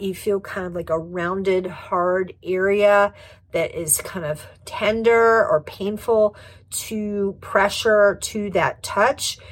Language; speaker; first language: English; native; English